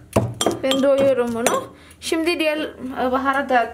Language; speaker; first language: Turkish; non-native, learner; Indonesian